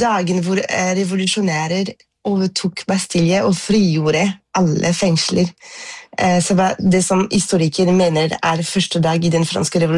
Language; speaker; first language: Norwegian; non-native, fluent; French